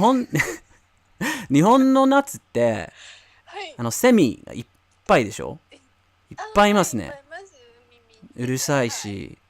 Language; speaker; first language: Japanese; non-native, fluent; English